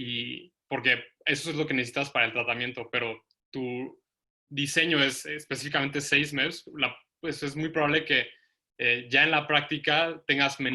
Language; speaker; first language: Spanish; native; Spanish